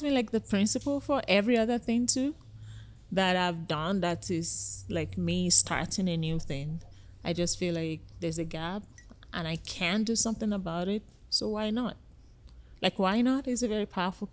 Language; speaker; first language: English; non-native, local second language; Yoruba